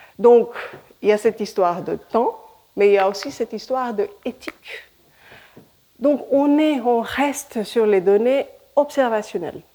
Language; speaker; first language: French; non-native, fluent; Hindi